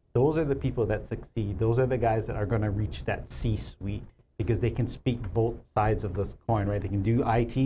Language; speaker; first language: English; native; English